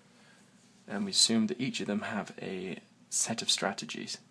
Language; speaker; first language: English; native; English